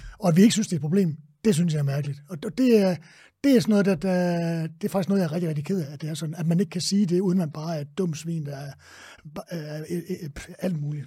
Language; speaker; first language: Danish; native; Danish